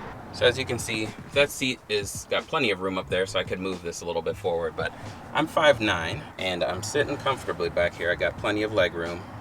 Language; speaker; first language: English; native; English